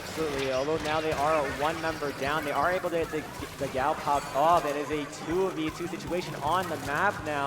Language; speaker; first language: English; native; English